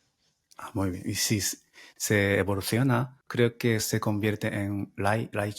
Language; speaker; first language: Spanish; non-native, fluent; Japanese